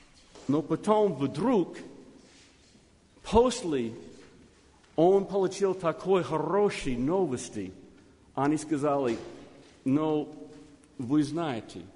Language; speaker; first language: Russian; non-native, learner; English